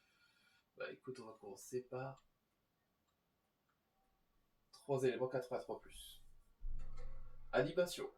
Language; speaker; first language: French; native; French